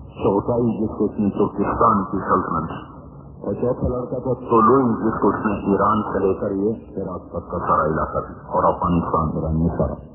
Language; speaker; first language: Urdu; non-native, local second language; Punjabi